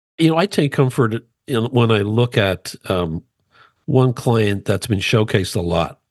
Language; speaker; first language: English; native; English